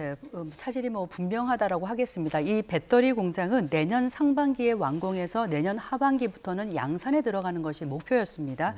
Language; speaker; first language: Korean; native; Korean